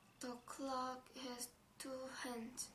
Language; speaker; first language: English; non-native, learner; Korean